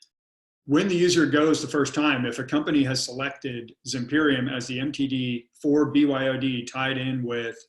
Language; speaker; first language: English; native; English